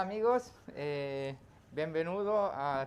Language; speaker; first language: Spanish; non-native, learner; Italian